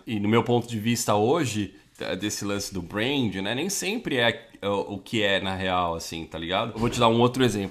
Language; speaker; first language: Portuguese; native; Portuguese